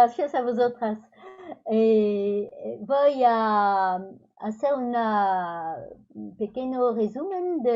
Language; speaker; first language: Spanish; non-native, learner; French